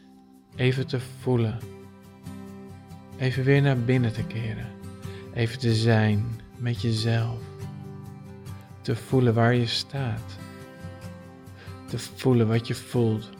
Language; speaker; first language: Dutch; native; Dutch